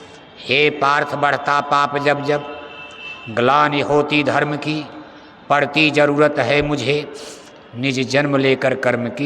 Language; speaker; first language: Hindi; native; Hindi